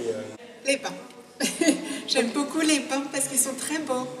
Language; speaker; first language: French; non-native, fluent; English